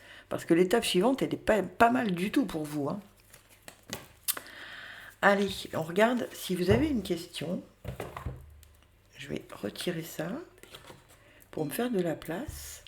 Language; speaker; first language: French; native; French